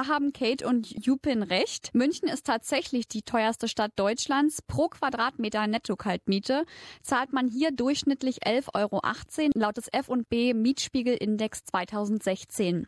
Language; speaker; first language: German; native; German